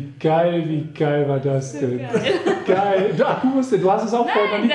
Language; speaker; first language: German; native; German